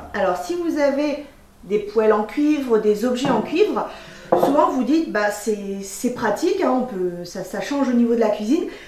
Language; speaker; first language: French; native; French